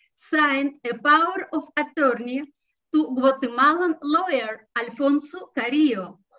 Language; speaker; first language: English; non-native, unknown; Russian